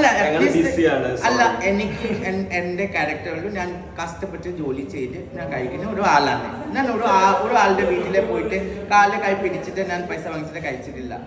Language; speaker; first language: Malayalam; non-native, learner; Assamese